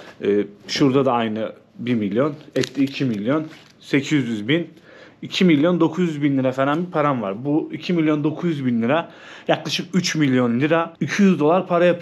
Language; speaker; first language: Turkish; native; Turkish